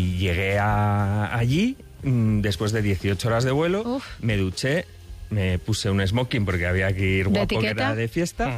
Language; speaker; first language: Spanish; native; Spanish